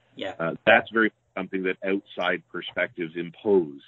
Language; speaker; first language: English; native; English